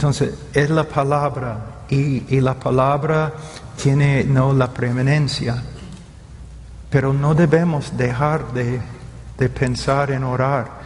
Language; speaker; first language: Spanish; non-native, fluent; English